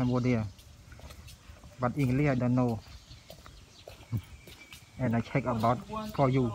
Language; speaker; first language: English; non-native, learner; Khmer